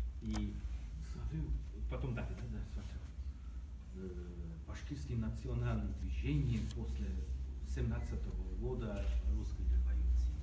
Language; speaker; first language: Russian; non-native, learner; Hungarian